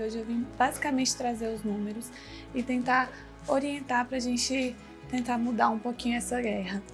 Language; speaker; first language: Portuguese; native; Portuguese